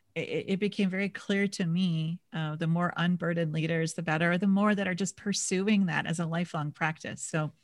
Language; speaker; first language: English; native; English